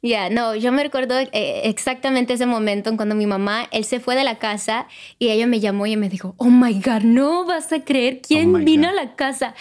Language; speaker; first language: Spanish; early bilingual, other home language; English